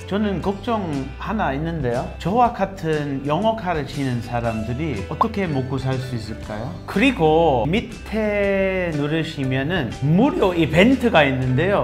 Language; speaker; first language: Korean; non-native, fluent; English